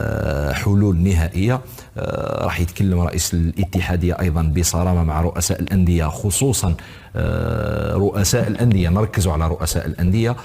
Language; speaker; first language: Arabic; native; Arabic